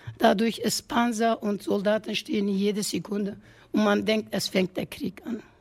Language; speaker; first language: German; non-native, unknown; Kurdish